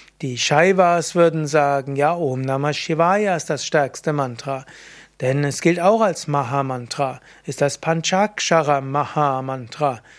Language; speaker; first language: German; native; German